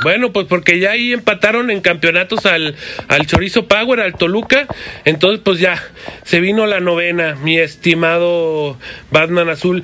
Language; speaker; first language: Spanish; native; Spanish